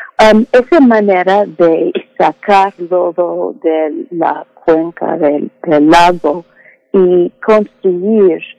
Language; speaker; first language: Spanish; non-native, fluent; English